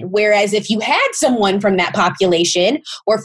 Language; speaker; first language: English; native; English